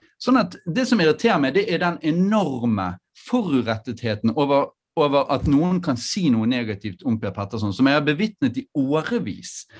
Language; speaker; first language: Norwegian; native; Norwegian